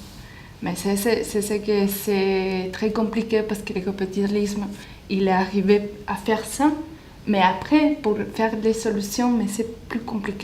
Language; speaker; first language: French; non-native, learner; Spanish